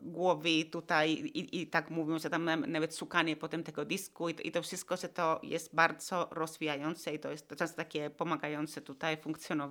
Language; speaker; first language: Polish; non-native, fluent; Finnish